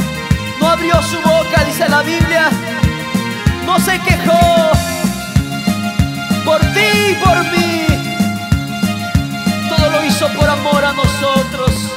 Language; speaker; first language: Spanish; native; Spanish